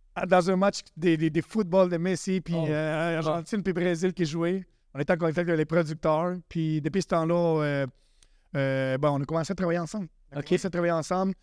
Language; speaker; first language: French; native; French